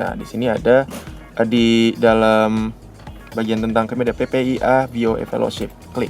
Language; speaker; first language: Indonesian; native; Indonesian